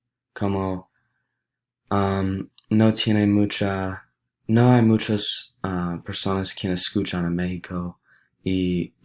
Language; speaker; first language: Spanish; non-native, learner; English